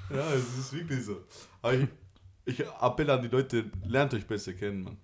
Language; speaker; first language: German; early bilingual, other home language; Albanian